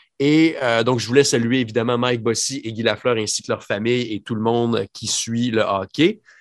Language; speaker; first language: French; native; French